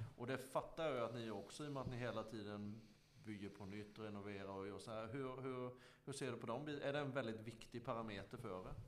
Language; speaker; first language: Swedish; native; Swedish